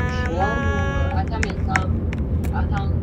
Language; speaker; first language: French; native; French